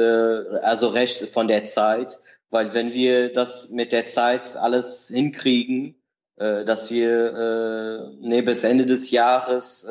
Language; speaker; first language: German; non-native, learner; Portuguese